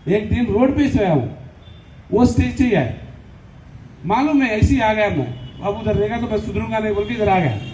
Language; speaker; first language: Hindi; non-native, local second language; Lambadi